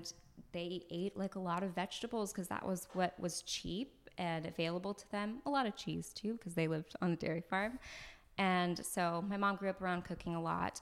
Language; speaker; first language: English; early bilingual, other home language; French